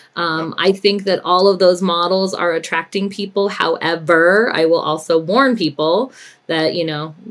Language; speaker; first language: English; native; English